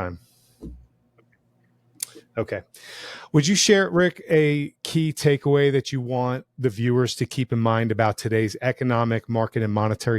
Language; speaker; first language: English; native; English